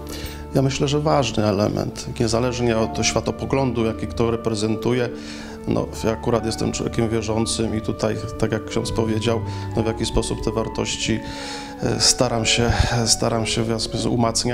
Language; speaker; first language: Polish; native; Polish